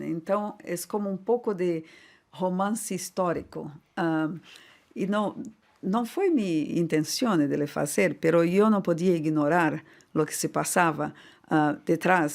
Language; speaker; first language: Spanish; non-native, fluent; Portuguese